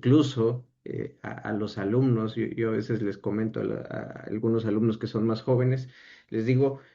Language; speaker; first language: Spanish; native; Spanish